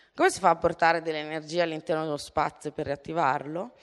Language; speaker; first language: Italian; native; Italian